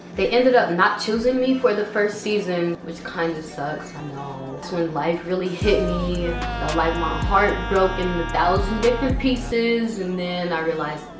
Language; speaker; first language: English; native; English